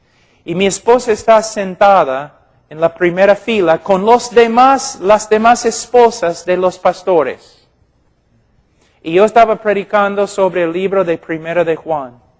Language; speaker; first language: Spanish; non-native, fluent; English